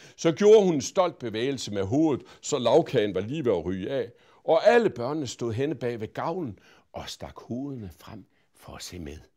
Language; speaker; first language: Danish; native; Danish